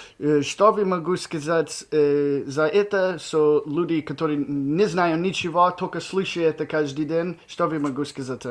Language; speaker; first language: Russian; non-native, learner; English